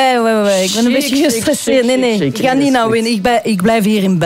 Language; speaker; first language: Dutch; non-native, local second language; French